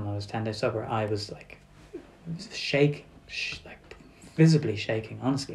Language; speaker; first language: English; native; English